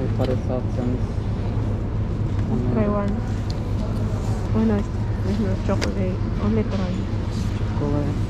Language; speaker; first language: English; non-native, learner; Filipino